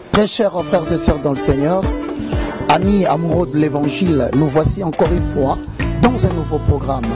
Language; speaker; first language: French; non-native, local second language; Lingala